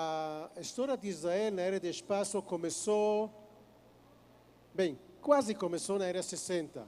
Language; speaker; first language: Portuguese; non-native, fluent; Hebrew